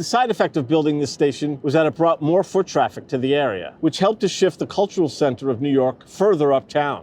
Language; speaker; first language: English; native; English